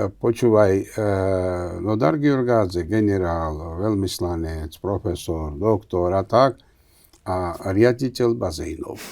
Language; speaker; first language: Slovak; non-native, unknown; Georgian